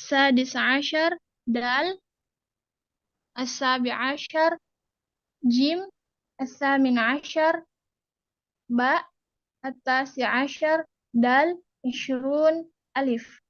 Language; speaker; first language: Arabic; non-native, learner; Indonesian